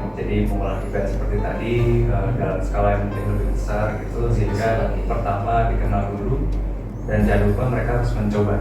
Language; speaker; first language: Indonesian; native; Indonesian